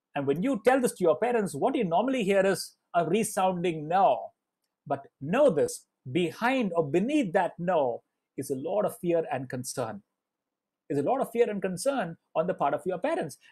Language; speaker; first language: English; non-native, local second language; Malayalam